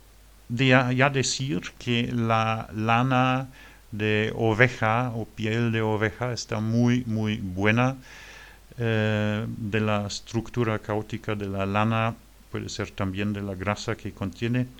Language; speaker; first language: Spanish; non-native, learner; French